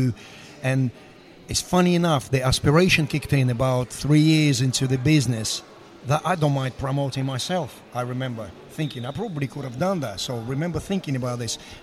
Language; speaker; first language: English; non-native, fluent; Russian